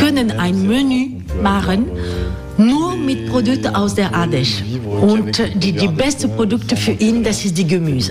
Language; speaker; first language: German; non-native, fluent; French